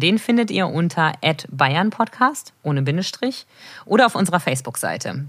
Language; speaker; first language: German; native; German